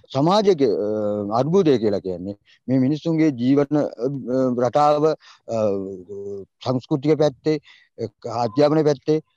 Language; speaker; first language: Sinhala; non-native, local second language; Tamil